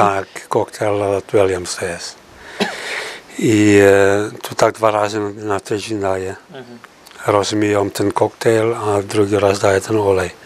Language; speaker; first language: Polish; early bilingual, heritage; Polish